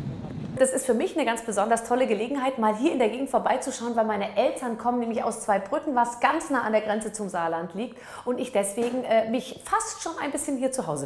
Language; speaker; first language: German; native; German